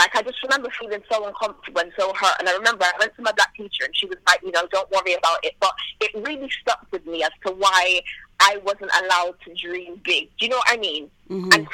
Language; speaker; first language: English; native; English